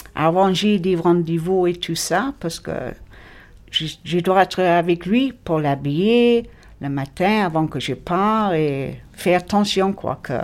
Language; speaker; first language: French; non-native, fluent; English